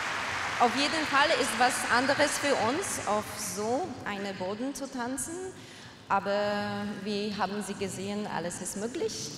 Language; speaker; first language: German; non-native, fluent; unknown